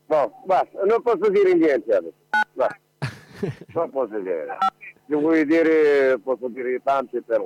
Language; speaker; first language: Italian; non-native, learner; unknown